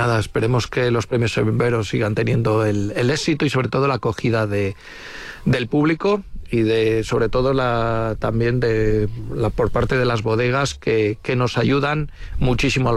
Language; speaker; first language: Spanish; native; Spanish